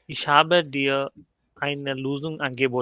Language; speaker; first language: German; non-native, learner; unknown